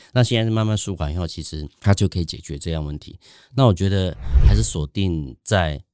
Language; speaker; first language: Chinese; native; Chinese